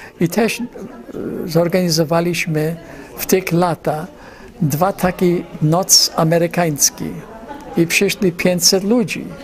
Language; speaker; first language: Polish; early bilingual, heritage; Polish